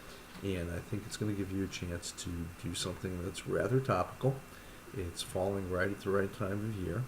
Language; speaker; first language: English; native; English